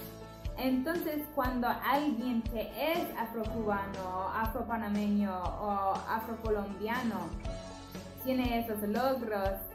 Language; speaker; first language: Spanish; non-native, fluent; English